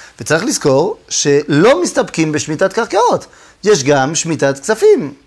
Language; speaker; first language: Hebrew; non-native, fluent; French